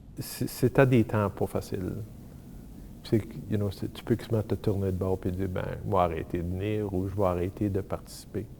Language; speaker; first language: French; native; French